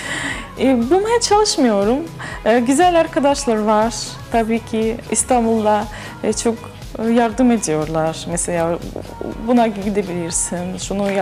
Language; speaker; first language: Turkish; non-native, learner; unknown